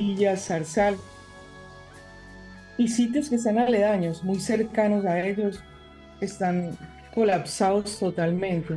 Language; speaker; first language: Spanish; native; Spanish